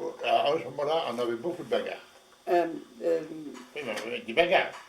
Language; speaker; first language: French; non-native, fluent; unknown